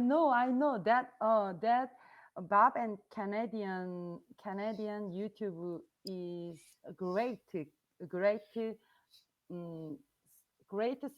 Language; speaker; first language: English; non-native, learner; Korean